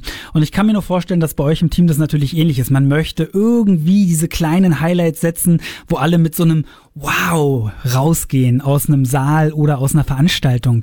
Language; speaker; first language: German; native; German